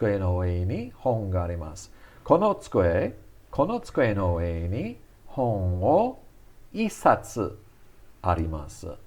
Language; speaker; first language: Japanese; non-native, fluent; English